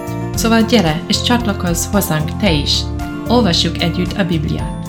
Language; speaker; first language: Hungarian; non-native, learner; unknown